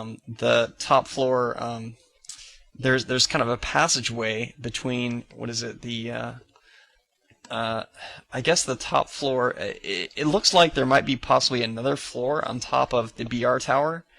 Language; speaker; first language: English; native; English